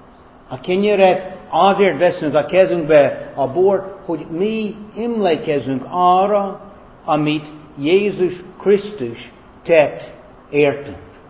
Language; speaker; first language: Hungarian; non-native, fluent; German